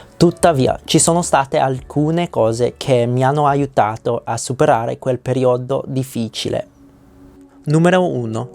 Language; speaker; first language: Italian; non-native, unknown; English